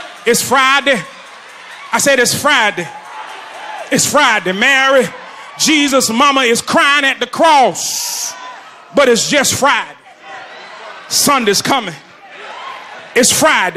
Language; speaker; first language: English; native; English